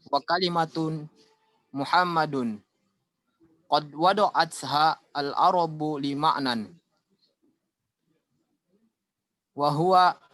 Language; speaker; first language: Arabic; non-native, learner; Indonesian